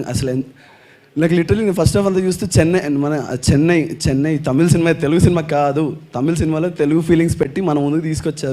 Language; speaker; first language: Telugu; native; Telugu